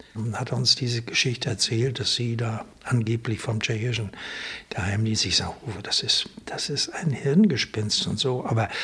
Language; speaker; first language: German; native; German